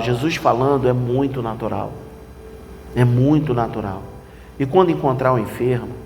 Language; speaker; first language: Portuguese; native; Portuguese